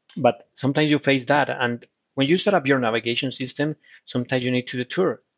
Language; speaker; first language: English; non-native, fluent; Spanish